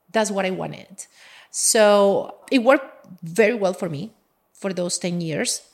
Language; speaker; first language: English; non-native, fluent; Spanish